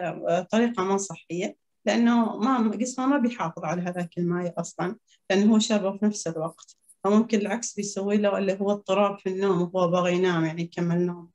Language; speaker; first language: Arabic; native; Arabic